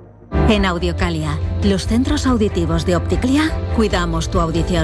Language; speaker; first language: Spanish; native; Spanish